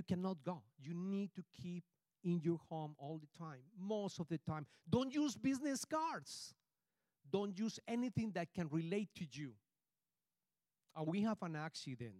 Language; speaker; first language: English; non-native, fluent; Spanish